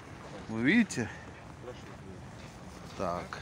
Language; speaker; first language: Russian; non-native, fluent; Hindi